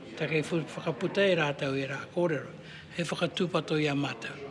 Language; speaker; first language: Māori; native; Māori